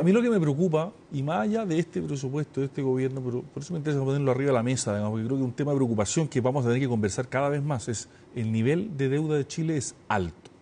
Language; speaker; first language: Spanish; native; Spanish